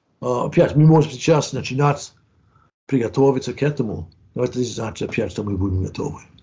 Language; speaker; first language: Russian; non-native, fluent; English